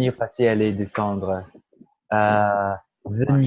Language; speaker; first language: French; non-native, fluent; Portuguese